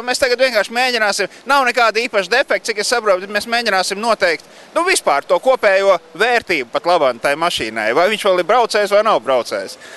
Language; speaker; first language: Latvian; native; Latvian